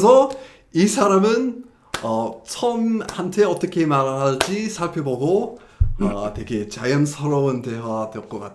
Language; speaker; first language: Korean; non-native, fluent; English